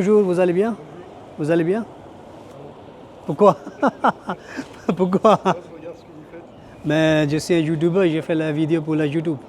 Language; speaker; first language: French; non-native, learner; Hindi